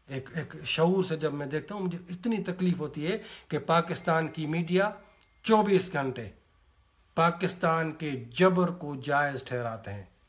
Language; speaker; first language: Urdu; non-native, local second language; Sindhi